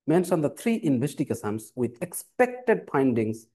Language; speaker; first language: English; non-native, local second language; Bangla